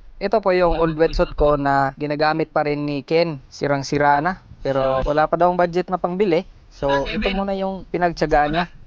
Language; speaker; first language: Filipino; non-native, local second language; Cebuano